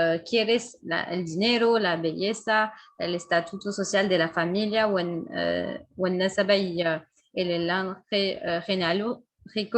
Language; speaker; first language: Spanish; non-native, fluent; French